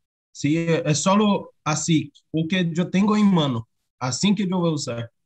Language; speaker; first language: Spanish; non-native, learner; Portuguese